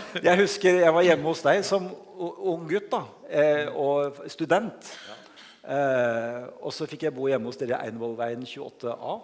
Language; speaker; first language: Norwegian; native; Norwegian